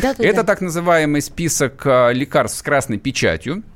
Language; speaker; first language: Russian; native; Russian